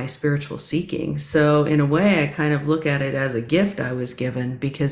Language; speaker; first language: English; native; English